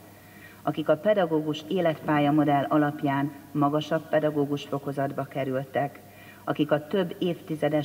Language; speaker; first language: Hungarian; native; Hungarian